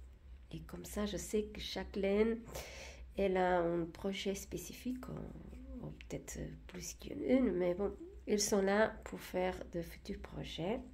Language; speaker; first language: French; non-native, fluent; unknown